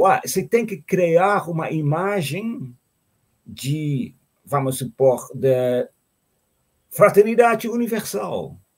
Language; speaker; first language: Portuguese; non-native, fluent; Dutch